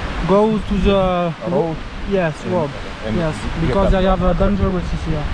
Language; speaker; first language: English; non-native, learner; French